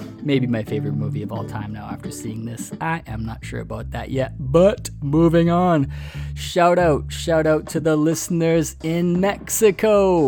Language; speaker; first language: English; native; English